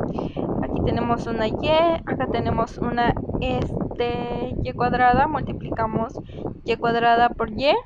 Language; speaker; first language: Spanish; native; Spanish